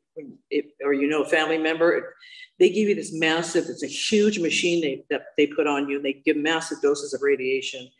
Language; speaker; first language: English; native; English